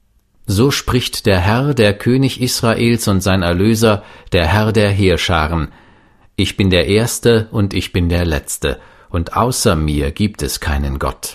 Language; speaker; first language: German; native; German